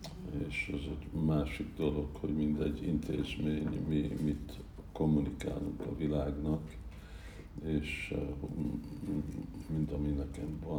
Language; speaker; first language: Hungarian; early bilingual, heritage; Hungarian